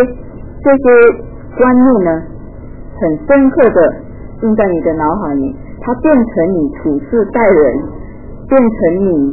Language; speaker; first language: Chinese; native; Chinese